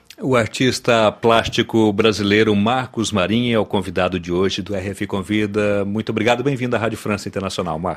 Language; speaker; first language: Portuguese; native; Portuguese